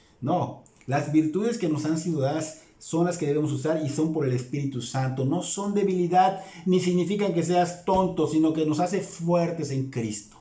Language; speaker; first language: Spanish; native; Spanish